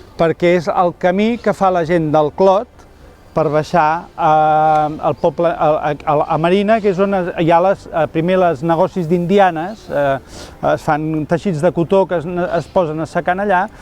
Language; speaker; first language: Catalan; native; Catalan